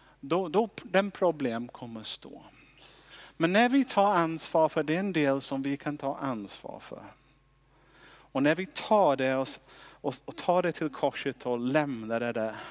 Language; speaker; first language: Swedish; non-native, fluent; English